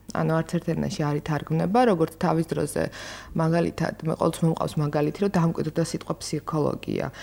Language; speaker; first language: Georgian; native; Georgian